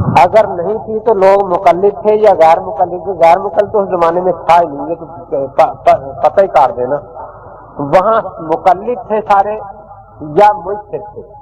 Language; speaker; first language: Urdu; non-native, local second language; Punjabi